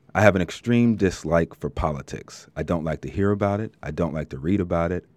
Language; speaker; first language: English; native; English